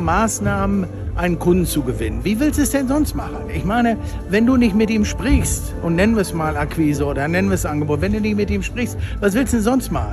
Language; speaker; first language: German; native; German